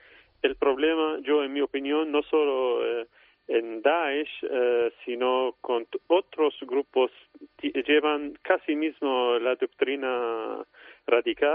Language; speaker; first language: Spanish; non-native, fluent; Arabic